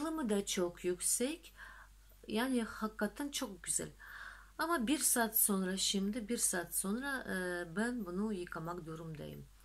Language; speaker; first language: Turkish; non-native, fluent; Russian